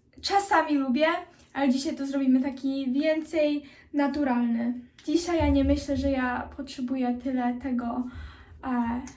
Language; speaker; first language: Polish; early bilingual, heritage; Polish